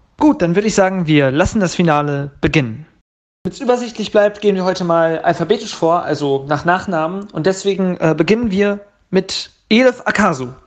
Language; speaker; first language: German; native; German